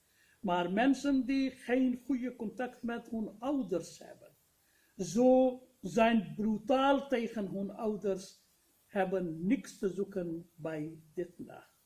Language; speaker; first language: Dutch; non-native, fluent; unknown